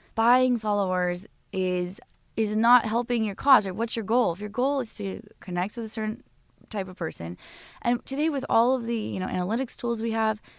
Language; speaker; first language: English; native; English